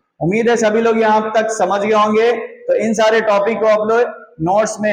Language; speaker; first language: Hindi; native; Hindi